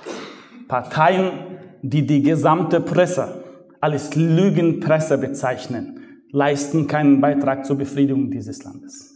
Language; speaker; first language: German; non-native, fluent; Arabic